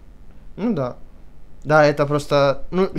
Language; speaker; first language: Russian; early bilingual, heritage; Italian